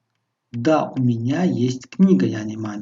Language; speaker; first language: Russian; non-native, local second language; Tajik